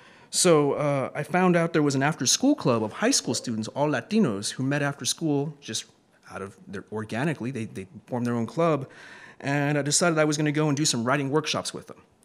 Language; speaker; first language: English; native; English